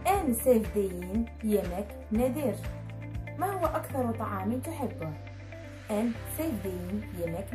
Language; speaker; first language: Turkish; non-native, fluent; Arabic